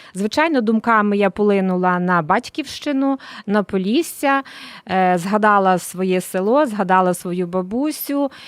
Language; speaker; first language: Ukrainian; native; Ukrainian